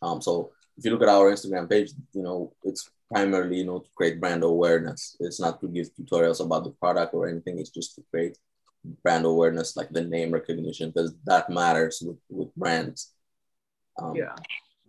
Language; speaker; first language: English; non-native, fluent; Tigrinya